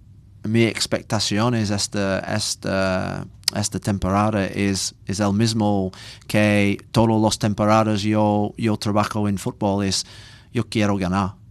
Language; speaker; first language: Spanish; non-native, learner; English